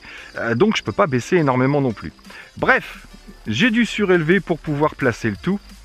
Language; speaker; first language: French; native; French